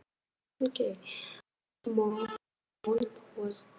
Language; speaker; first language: English; non-native, learner; Vietnamese